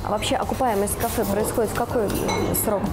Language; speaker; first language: Russian; native; Russian